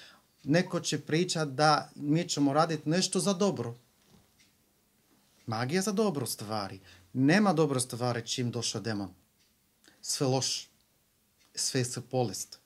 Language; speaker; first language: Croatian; non-native, learner; Arabic